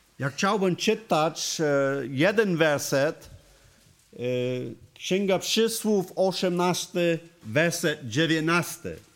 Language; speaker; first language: Polish; non-native, learner; English